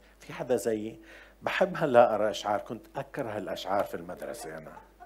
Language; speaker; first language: Arabic; native; Arabic